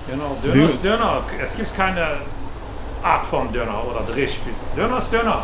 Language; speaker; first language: German; non-native, fluent; Turkish